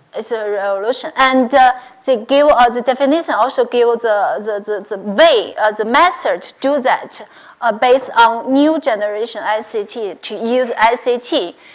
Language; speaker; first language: English; non-native, learner; Chinese